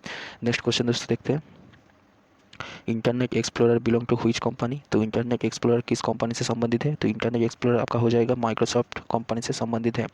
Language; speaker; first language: Hindi; native; Hindi